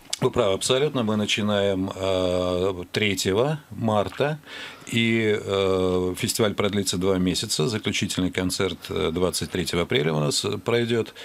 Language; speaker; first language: Russian; native; Russian